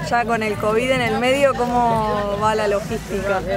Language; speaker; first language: Spanish; native; Spanish